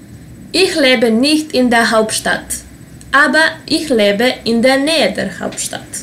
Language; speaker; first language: German; non-native, fluent; Serbian